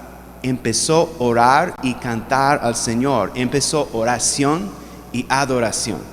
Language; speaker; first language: Spanish; non-native, fluent; English